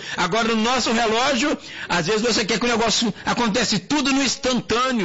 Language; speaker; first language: Portuguese; native; Portuguese